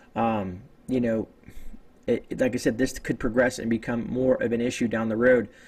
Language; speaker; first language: English; native; English